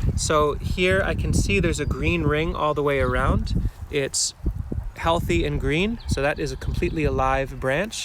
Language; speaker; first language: English; native; English